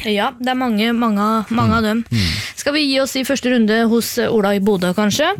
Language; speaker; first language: Norwegian; native; Norwegian